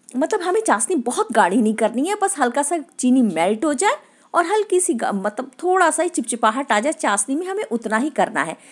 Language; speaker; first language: Hindi; native; Hindi